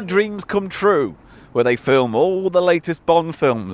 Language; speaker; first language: English; native; English